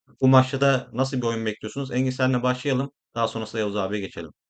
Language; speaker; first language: Turkish; native; Turkish